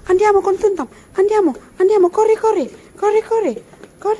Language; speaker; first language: Italian; non-native, learner; Indonesian